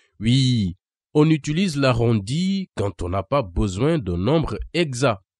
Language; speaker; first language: French; non-native, local second language; Wolof